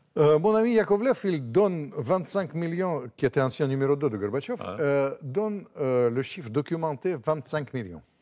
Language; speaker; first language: French; non-native, fluent; Russian